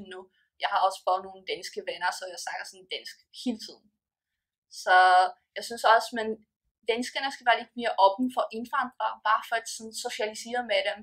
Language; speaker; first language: Danish; early bilingual, other home language; Polish